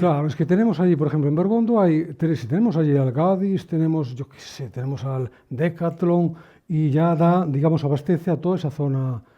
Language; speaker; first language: Spanish; native; Spanish